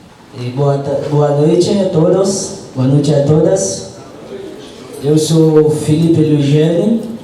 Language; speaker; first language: Portuguese; non-native, learner; Haitian Creole